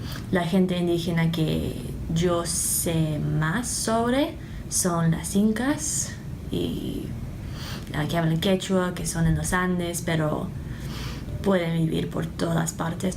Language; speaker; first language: Spanish; early bilingual, heritage; Spanish